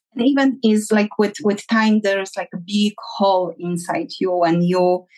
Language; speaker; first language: English; non-native, fluent; Polish